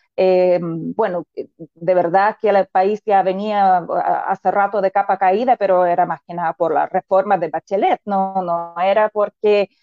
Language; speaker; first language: Spanish; non-native, fluent; Russian